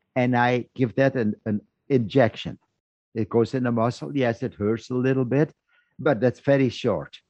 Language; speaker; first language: English; non-native, fluent; Dutch